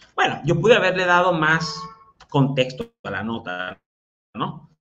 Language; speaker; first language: Spanish; native; Spanish